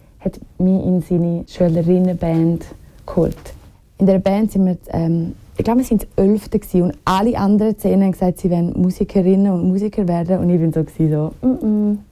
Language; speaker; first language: German; native; German